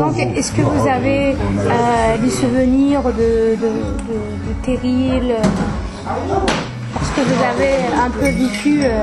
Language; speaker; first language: French; non-native, fluent; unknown